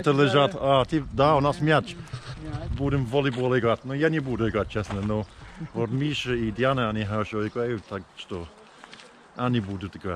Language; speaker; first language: Russian; non-native, learner; English